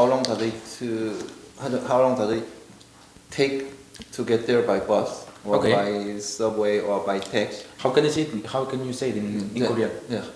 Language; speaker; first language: English; non-native, learner; Korean